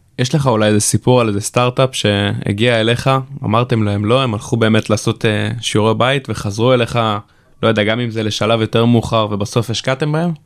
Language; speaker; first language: Hebrew; native; Hebrew